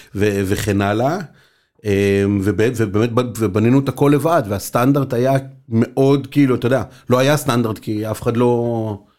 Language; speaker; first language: Hebrew; native; Hebrew